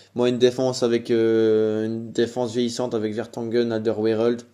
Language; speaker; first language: French; native; French